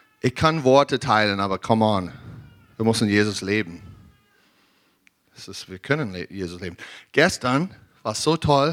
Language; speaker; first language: German; non-native, learner; English